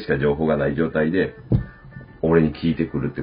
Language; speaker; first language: Japanese; native; Japanese